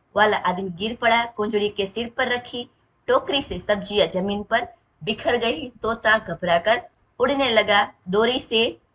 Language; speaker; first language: Hindi; non-native, local second language; Gujarati